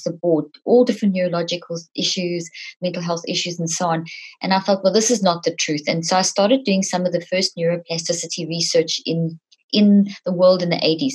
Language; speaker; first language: English; native; English